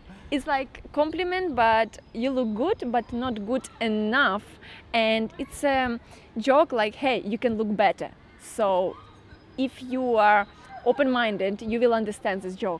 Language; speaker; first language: English; non-native, fluent; Russian